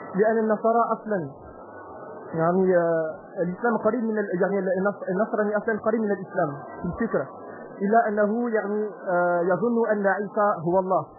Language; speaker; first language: Arabic; non-native, learner; Italian